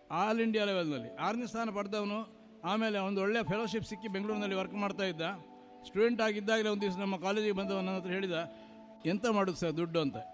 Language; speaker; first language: Kannada; non-native, local second language; Marathi